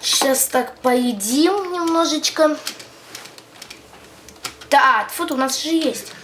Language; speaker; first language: Russian; native; Russian